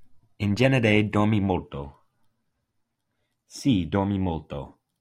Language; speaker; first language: Italian; non-native, learner; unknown